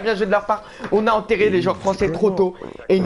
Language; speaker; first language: French; native; French